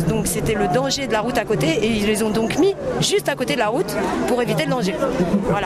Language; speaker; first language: French; native; French